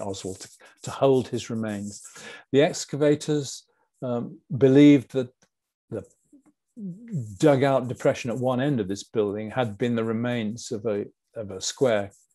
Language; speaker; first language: English; native; English